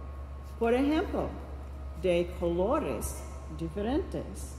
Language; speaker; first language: Spanish; non-native, fluent; English